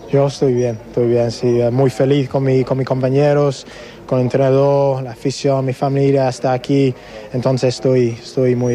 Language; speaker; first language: Spanish; non-native, learner; English